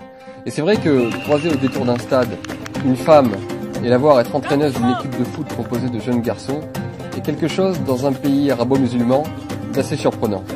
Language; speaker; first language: French; native; French